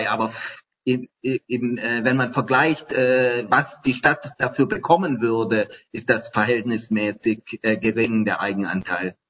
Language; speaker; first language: German; native; German